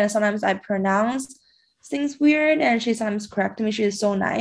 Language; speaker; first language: English; non-native, fluent; Chinese